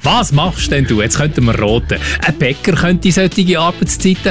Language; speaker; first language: German; native; German